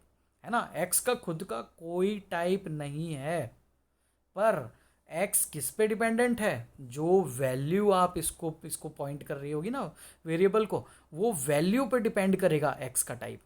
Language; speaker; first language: Hindi; native; Hindi